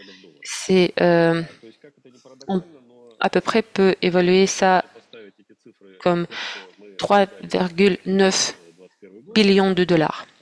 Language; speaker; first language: French; non-native, fluent; Russian